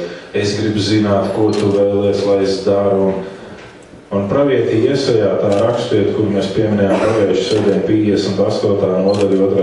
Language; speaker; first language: Latvian; native; Latvian